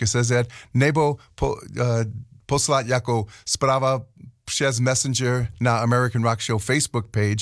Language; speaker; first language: Czech; non-native, learner; English